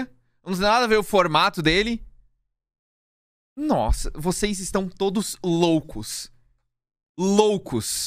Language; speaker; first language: Portuguese; native; Portuguese